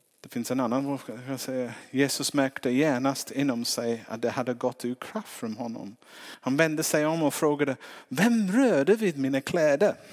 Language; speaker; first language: Swedish; non-native, fluent; English